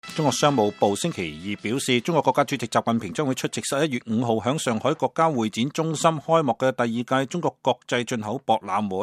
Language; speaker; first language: Chinese; non-native, local second language; Cantonese